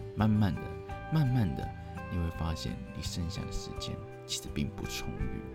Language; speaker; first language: Chinese; non-native, local second language; Cantonese